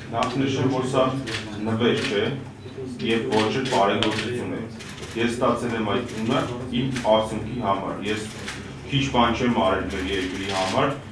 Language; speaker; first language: Armenian; native; Armenian